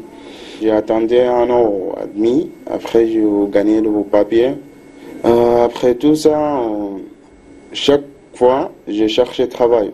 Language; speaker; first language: French; non-native, learner; Arabic